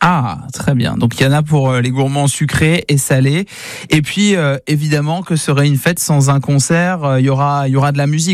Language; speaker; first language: French; native; French